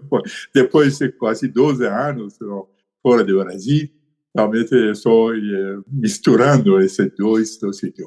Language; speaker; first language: Portuguese; non-native, learner; Persian